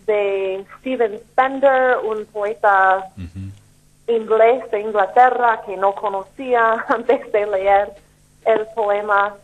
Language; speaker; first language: Spanish; non-native, fluent; English